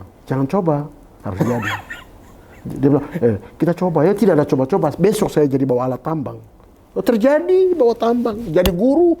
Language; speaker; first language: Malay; non-native, local second language; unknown